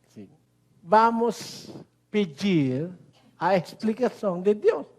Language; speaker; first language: Portuguese; non-native, learner; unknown